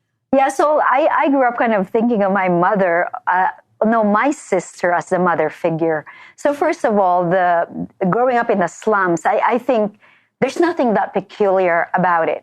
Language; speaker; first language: English; non-native, local second language; Filipino